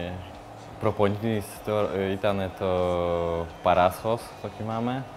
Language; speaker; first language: Greek; non-native, learner; Polish